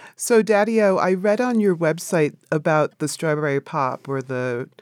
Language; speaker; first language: English; native; English